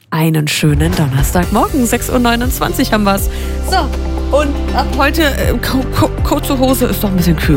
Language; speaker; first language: German; native; German